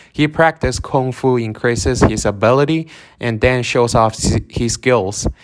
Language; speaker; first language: English; non-native, fluent; Chinese